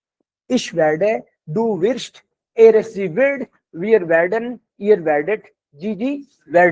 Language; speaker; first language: German; non-native, learner; Hindi